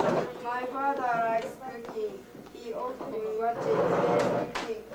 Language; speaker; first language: English; non-native, learner; Japanese